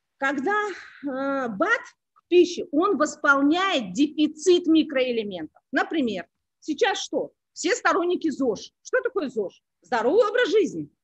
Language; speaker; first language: Russian; non-native, local second language; Uzbek